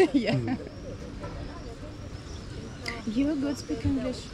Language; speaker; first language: English; non-native, learner; Russian